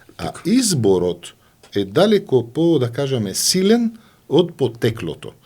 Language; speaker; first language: Macedonian; non-native, fluent; Arabic